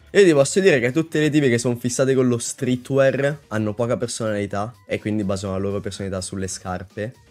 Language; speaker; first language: Italian; native; Italian